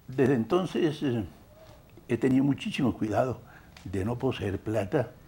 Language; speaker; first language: Spanish; native; Spanish